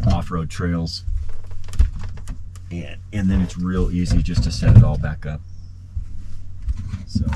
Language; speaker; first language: English; native; English